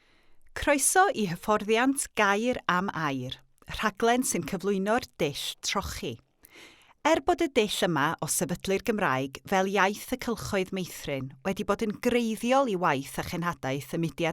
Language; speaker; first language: Welsh; native; Welsh